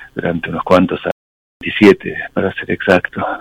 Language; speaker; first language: Spanish; non-native, local second language; English